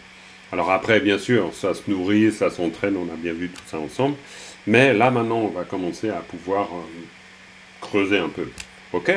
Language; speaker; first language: French; native; French